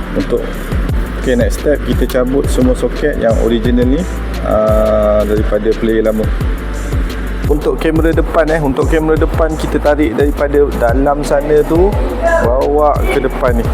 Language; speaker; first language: Malay; native; Malay